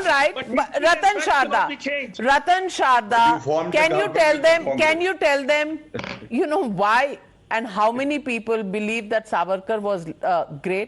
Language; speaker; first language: English; non-native, local second language; Hindi